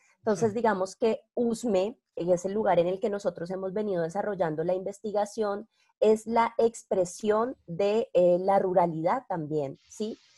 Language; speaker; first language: Spanish; native; Spanish